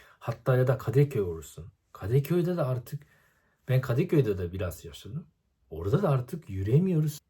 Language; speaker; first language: Turkish; non-native, fluent; Japanese